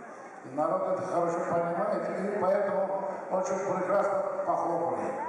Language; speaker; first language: Russian; non-native, fluent; Azerbaijani